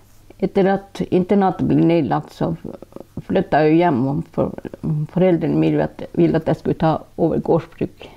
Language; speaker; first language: Norwegian; non-native, local second language; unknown